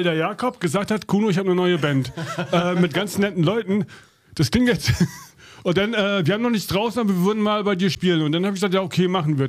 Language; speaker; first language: German; native; German